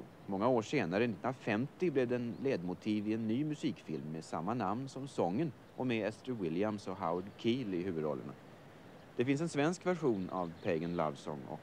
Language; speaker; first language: Swedish; native; Swedish